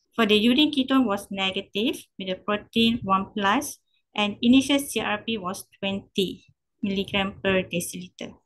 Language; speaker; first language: English; non-native, local second language; Malay